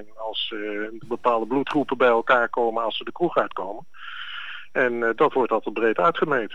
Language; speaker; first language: Dutch; native; Dutch